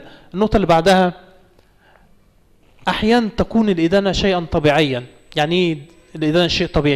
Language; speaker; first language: Arabic; native; Arabic